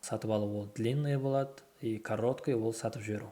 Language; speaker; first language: Russian; non-native, local second language; Kazakh